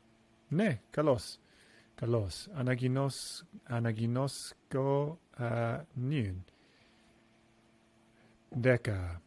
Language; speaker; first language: Greek; non-native, learner; English